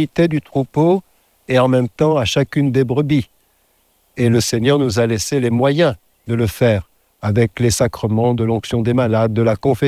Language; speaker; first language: French; native; French